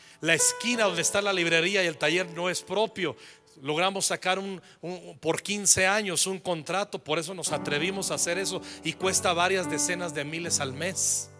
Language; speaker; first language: Spanish; native; Spanish